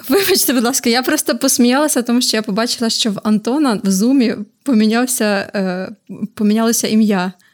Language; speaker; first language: Ukrainian; native; Ukrainian